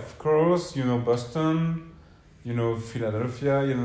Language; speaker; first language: English; non-native, fluent; French